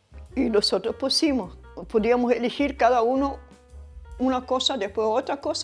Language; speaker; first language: Spanish; early bilingual, other home language; German